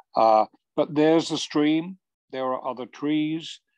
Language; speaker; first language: English; native; English